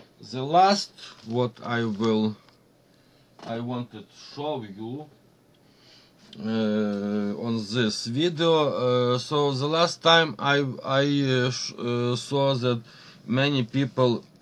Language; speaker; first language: English; non-native, learner; Ukrainian